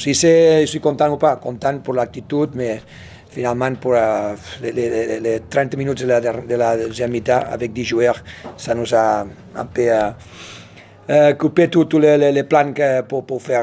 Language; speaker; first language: French; non-native, fluent; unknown